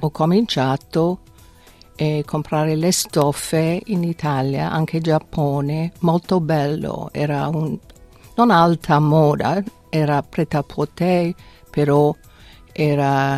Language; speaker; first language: Italian; non-native, fluent; English